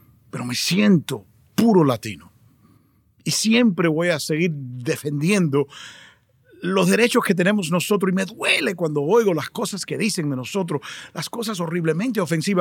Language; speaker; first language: Spanish; early bilingual, heritage; Spanish